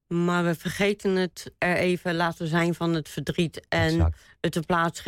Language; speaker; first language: Dutch; native; Dutch